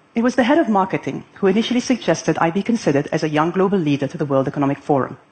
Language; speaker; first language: English; non-native, fluent; Arabic